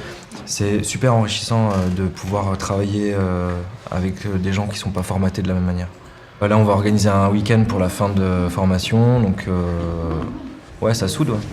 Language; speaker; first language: French; native; French